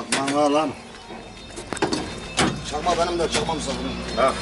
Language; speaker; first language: Turkish; native; Turkish